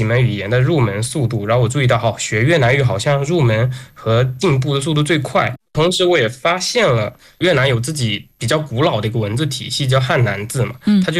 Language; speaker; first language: Chinese; native; Chinese